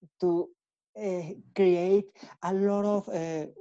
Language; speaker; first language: English; non-native, learner; Spanish